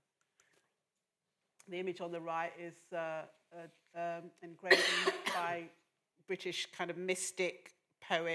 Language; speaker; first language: English; native; English